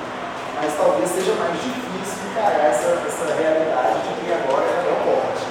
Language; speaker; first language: Portuguese; native; Portuguese